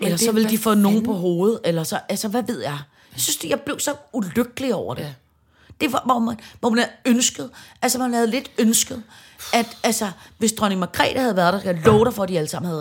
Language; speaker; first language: Danish; native; Danish